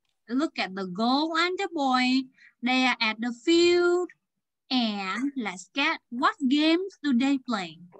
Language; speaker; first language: English; non-native, fluent; Vietnamese